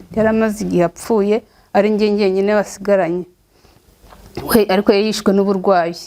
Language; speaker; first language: Kinyarwanda; native; Kinyarwanda